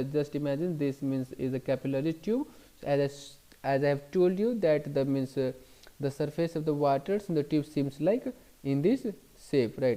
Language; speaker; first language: English; non-native, local second language; Hindi